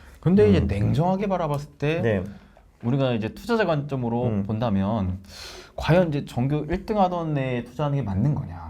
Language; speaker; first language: Korean; native; Korean